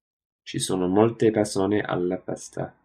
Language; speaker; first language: Italian; non-native, learner; English